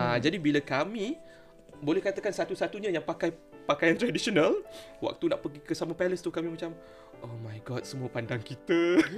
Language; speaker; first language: Malay; native; Malay